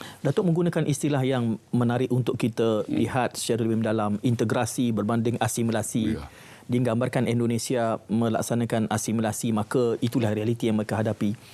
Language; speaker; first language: Malay; native; Malay